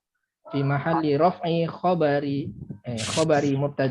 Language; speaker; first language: Arabic; non-native, fluent; Indonesian